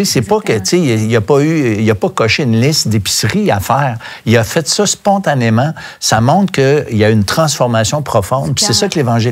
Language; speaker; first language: French; native; French